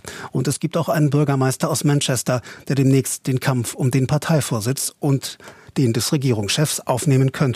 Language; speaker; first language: German; native; German